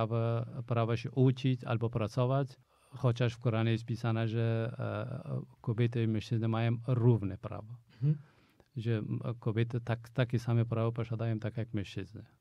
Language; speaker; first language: Polish; non-native, fluent; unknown